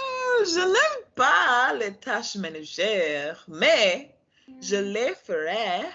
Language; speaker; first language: French; non-native, learner; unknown